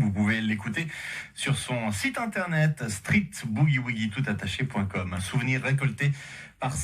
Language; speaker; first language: French; native; French